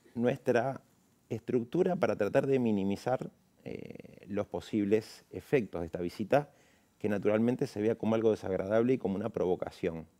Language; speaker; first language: Spanish; native; Spanish